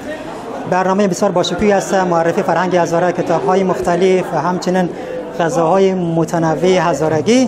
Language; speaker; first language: Persian; native; Persian